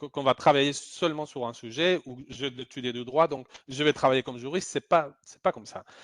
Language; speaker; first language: French; non-native, fluent; Spanish